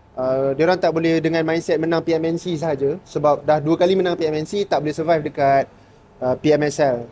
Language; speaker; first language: Malay; native; Malay